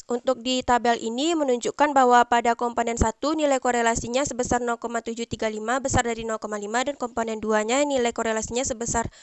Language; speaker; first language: Indonesian; native; Indonesian